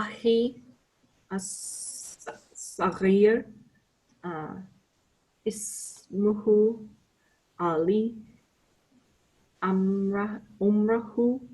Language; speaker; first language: Arabic; non-native, learner; English